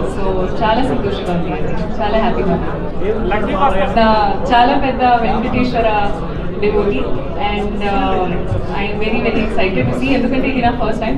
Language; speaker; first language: Telugu; non-native, learner; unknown